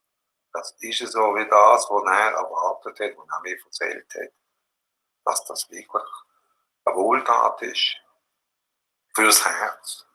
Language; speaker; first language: German; native; German